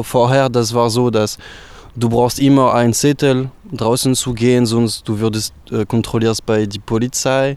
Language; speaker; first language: German; non-native, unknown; French